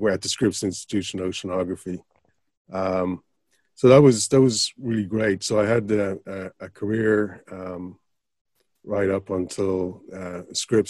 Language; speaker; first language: English; native; English